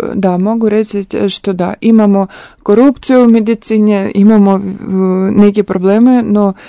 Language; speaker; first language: Croatian; non-native, learner; Russian